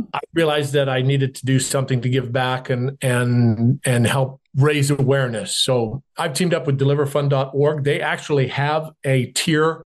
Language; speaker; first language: English; native; English